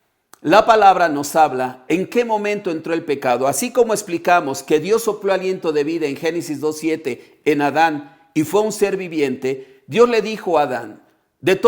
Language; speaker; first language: Spanish; native; Spanish